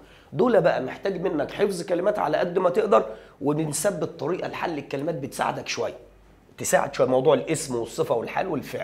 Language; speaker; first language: Arabic; native; Arabic